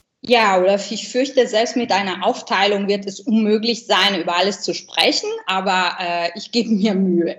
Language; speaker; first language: German; non-native, fluent; Italian